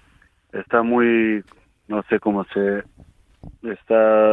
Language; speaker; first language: Spanish; non-native, learner; Serbian